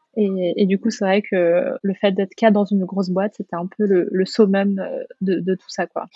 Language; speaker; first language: French; native; French